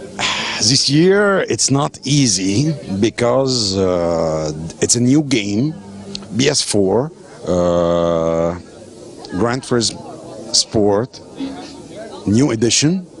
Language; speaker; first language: English; non-native, learner; Arabic